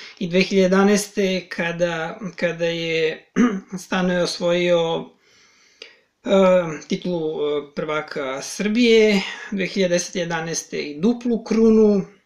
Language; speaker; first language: Serbian; native; Serbian